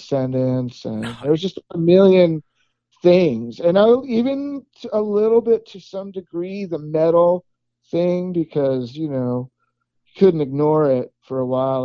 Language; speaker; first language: English; native; English